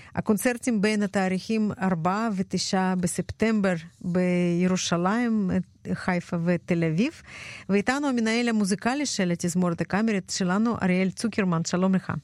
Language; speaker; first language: Hebrew; non-native, fluent; Russian